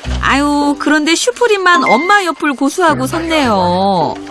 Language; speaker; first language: Korean; native; Korean